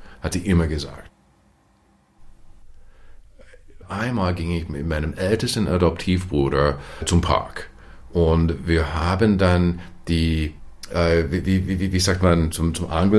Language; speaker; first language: German; non-native, fluent; English